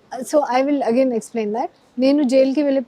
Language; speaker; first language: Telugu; non-native, learner; Hindi